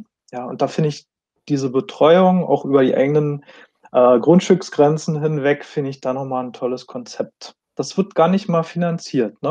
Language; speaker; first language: German; native; German